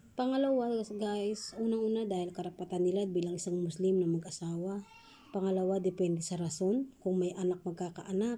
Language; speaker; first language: Filipino; native; Filipino